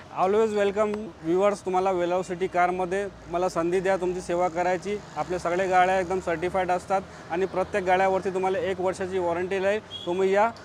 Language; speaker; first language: Marathi; non-native, local second language; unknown